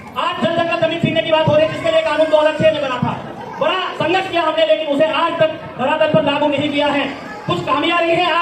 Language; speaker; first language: Hindi; non-native, local second language; Bhili